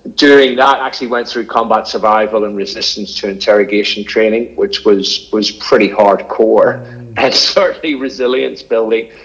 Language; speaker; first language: English; native; English